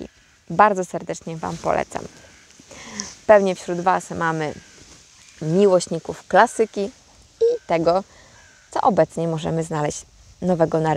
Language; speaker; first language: Polish; native; Polish